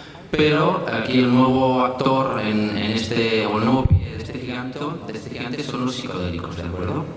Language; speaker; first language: Spanish; native; Spanish